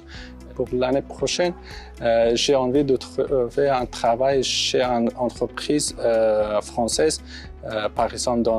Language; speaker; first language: French; non-native, fluent; Pashto